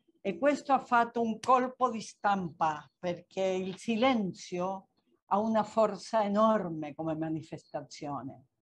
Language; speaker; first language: Italian; non-native, fluent; Spanish